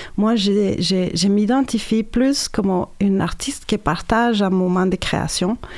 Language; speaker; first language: French; non-native, fluent; Spanish